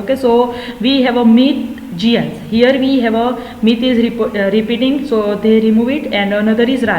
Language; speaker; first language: English; non-native, local second language; Gujarati